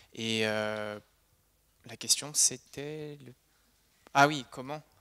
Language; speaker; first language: French; native; French